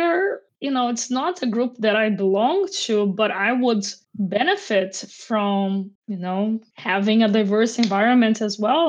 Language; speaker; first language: English; non-native, fluent; Portuguese